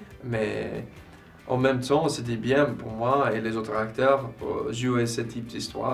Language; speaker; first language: French; non-native, fluent; English